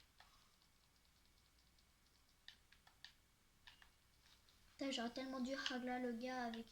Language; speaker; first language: French; native; French